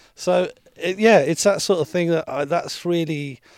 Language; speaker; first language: English; native; English